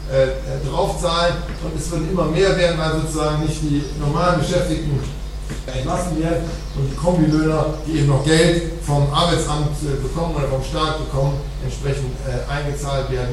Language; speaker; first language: German; native; German